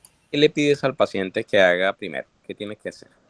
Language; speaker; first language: Spanish; native; Spanish